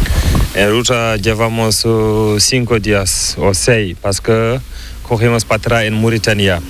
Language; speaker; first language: Spanish; non-native, learner; Fula